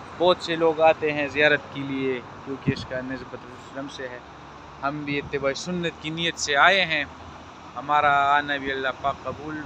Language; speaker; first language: Urdu; non-native, local second language; Pashto